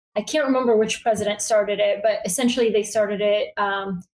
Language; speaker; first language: English; early bilingual, other home language; Bulgarian